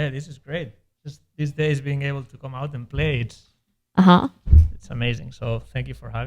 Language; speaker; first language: English; non-native, fluent; Spanish